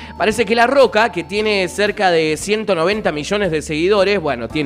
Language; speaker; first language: Spanish; native; Spanish